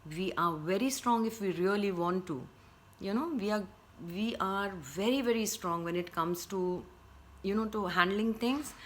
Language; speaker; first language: English; non-native, local second language; Hindi